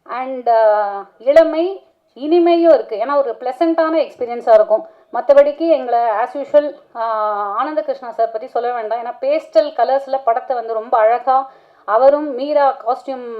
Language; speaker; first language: Tamil; native; Tamil